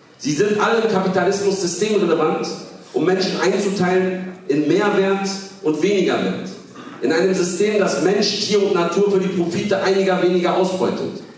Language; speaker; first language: German; early bilingual, other home language; Kurdish